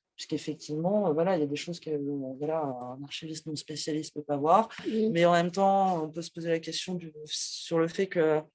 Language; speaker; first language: French; native; French